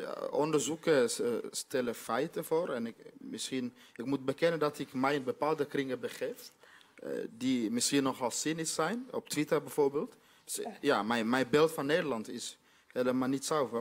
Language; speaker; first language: Dutch; non-native, fluent; Swahili